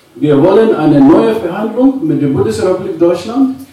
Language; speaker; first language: German; non-native, fluent; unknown